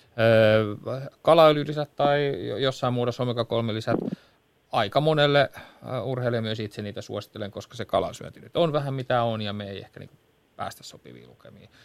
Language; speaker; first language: Finnish; native; Finnish